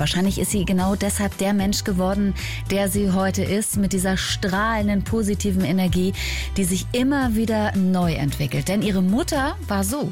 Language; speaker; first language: German; native; German